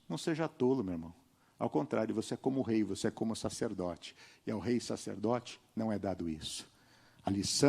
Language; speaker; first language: Portuguese; native; Portuguese